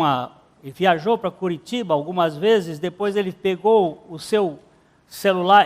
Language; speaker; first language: Portuguese; native; Portuguese